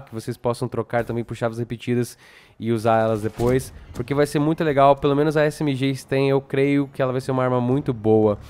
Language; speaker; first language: Portuguese; native; Portuguese